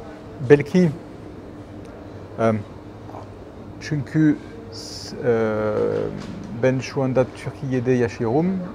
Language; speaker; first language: Turkish; non-native, learner; French